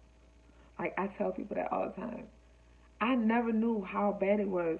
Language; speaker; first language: English; native; English